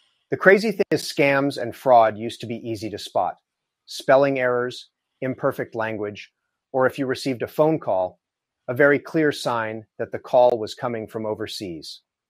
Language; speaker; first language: English; native; English